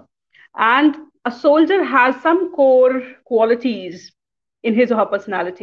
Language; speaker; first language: English; non-native, local second language; Hindi